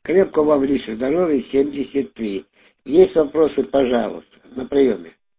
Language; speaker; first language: Russian; native; Russian